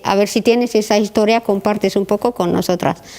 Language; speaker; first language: Spanish; non-native, learner; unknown